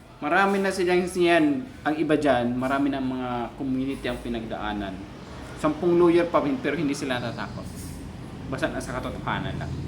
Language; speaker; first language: Filipino; non-native, local second language; Cebuano